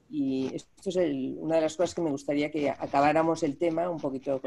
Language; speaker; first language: Spanish; native; Spanish